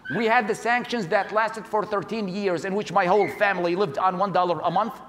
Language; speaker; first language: English; non-native, fluent; Arabic